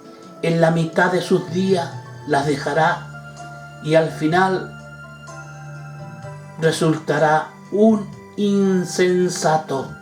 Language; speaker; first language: Spanish; native; Spanish